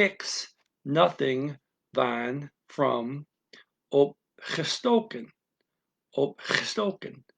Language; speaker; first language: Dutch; non-native, learner; English